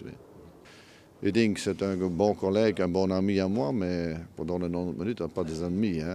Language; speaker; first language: French; non-native, local second language; Dutch